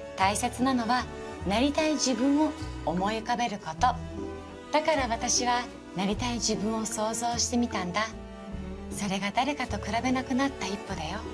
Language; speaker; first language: Japanese; early bilingual, other home language; Persian